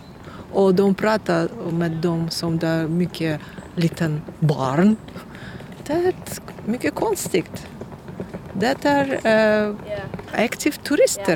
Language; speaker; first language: Swedish; non-native, learner; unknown